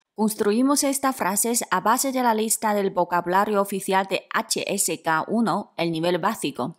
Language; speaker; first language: Spanish; non-native, fluent; Chinese